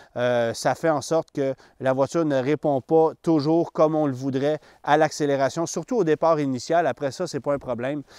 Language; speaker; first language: French; native; French